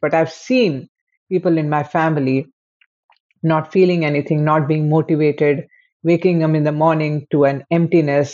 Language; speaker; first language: English; non-native, local second language; Hindi